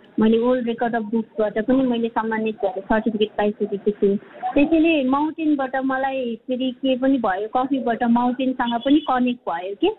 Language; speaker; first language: Nepali; non-native, local second language; Sherpa